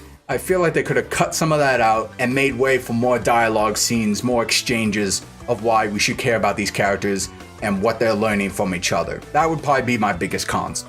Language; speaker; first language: English; native; English